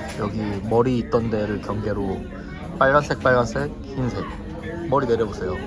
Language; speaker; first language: Korean; native; Korean